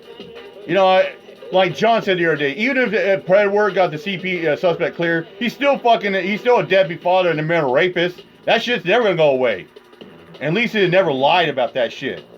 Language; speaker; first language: English; native; English